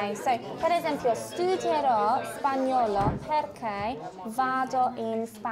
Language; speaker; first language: Italian; non-native, fluent; English